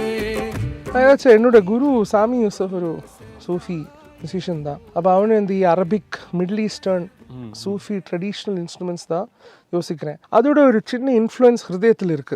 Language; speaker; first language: Tamil; non-native, learner; Malayalam